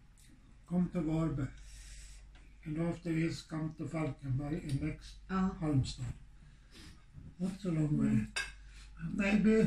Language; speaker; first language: English; non-native, learner; Swedish